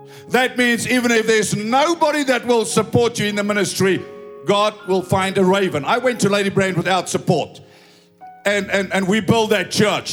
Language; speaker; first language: English; non-native, local second language; Afrikaans